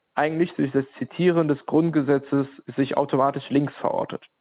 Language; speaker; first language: German; non-native, fluent; Ukrainian